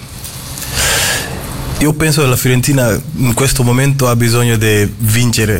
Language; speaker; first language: Italian; non-native, fluent; Portuguese